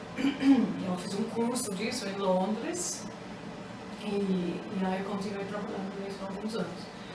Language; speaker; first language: Portuguese; non-native, fluent; English